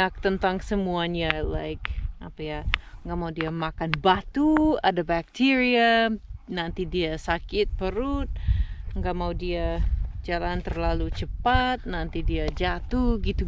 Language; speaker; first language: Indonesian; non-native, learner; English